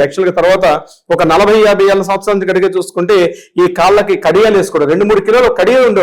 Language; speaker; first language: Telugu; native; Telugu